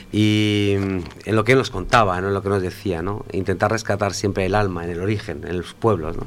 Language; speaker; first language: Spanish; native; Spanish